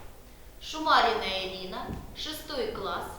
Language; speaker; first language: Russian; native; Russian